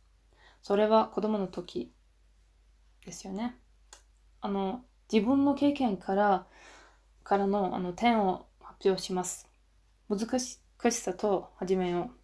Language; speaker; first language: Japanese; non-native, fluent; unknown